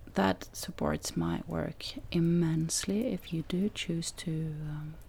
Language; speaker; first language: English; non-native, fluent; Norwegian